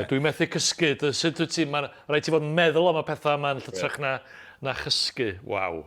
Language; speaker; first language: Welsh; native; Welsh